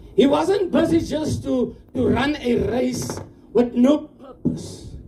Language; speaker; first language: English; non-native, local second language; Afrikaans